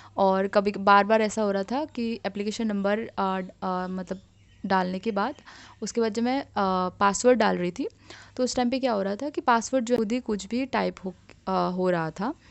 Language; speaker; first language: Hindi; non-native, local second language; Assamese